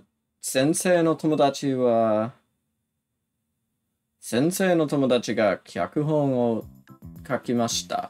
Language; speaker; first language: Japanese; non-native, learner; English